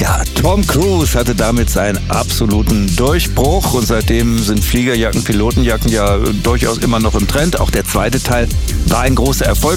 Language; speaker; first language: German; native; German